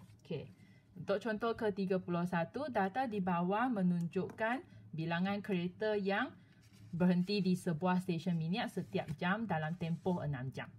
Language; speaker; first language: Malay; non-native, local second language; Chinese